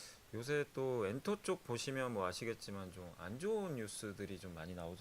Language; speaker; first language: Korean; native; Korean